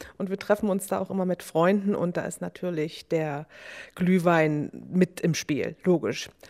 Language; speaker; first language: German; native; German